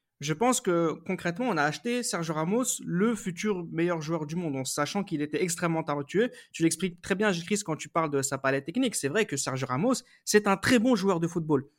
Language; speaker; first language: French; native; French